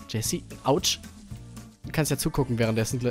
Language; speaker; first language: German; native; German